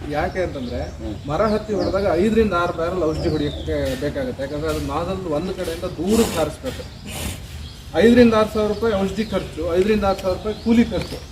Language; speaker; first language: Kannada; native; Kannada